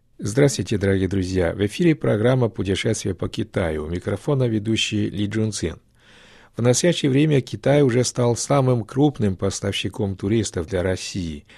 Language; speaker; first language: Russian; non-native, fluent; Chinese